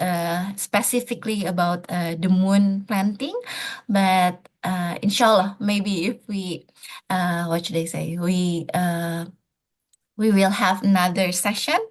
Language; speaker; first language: English; non-native, fluent; Indonesian